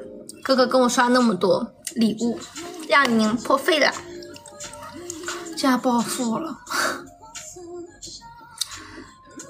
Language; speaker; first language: Chinese; native; Chinese